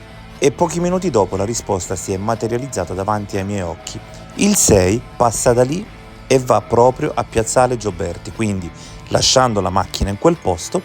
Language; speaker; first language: Italian; native; Italian